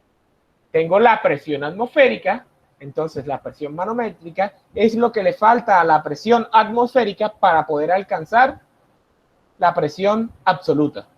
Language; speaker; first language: Spanish; native; Spanish